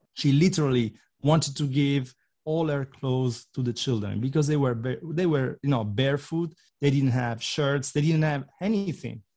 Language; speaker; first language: English; non-native, fluent; Italian